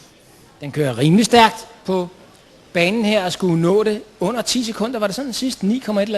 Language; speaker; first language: Danish; native; Danish